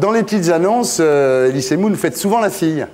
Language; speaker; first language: French; native; French